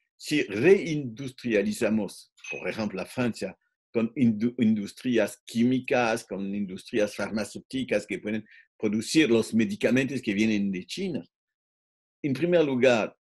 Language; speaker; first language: Spanish; non-native, fluent; French